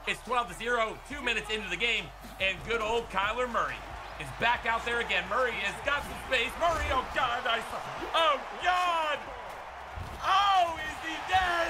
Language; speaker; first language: English; native; English